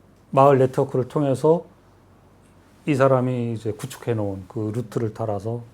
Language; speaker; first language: Korean; native; Korean